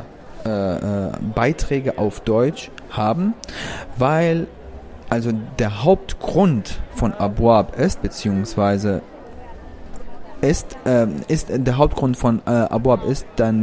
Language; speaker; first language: German; non-native, fluent; Arabic